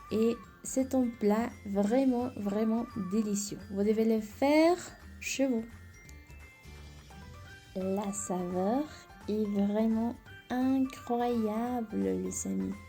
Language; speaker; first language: French; non-native, fluent; Spanish